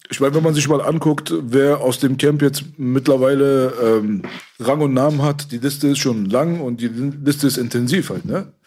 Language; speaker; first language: German; native; German